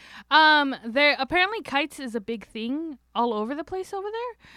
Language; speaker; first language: English; native; English